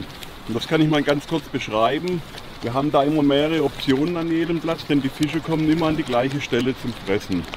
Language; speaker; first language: German; native; German